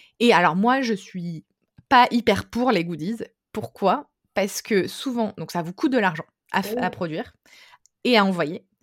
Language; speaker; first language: French; native; French